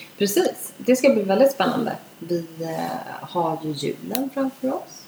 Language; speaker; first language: Swedish; native; Swedish